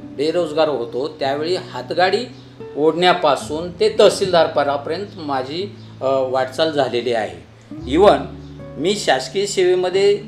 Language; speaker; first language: Marathi; native; Marathi